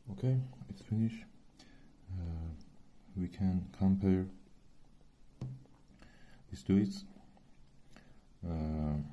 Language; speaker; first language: English; non-native, learner; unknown